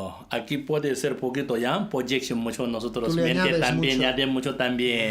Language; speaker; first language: Spanish; non-native, learner; Tibetan